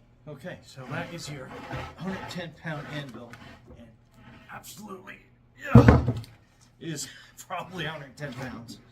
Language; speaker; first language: English; native; English